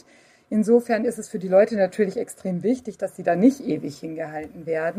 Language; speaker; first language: German; native; German